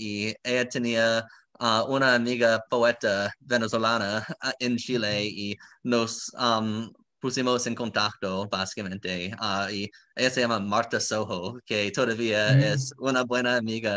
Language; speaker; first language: Spanish; non-native, fluent; English